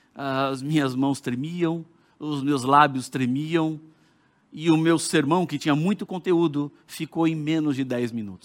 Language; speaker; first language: Portuguese; native; Portuguese